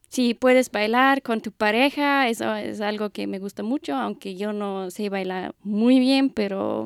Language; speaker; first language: Spanish; non-native, fluent; German